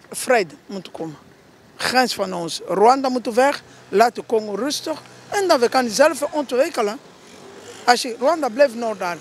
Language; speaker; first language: Dutch; non-native, learner; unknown